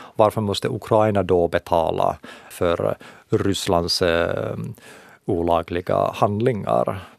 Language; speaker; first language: Swedish; non-native, local second language; Finnish